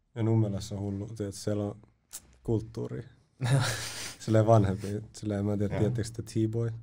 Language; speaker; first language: Finnish; native; Finnish